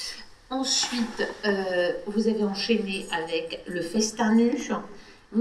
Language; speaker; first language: French; native; French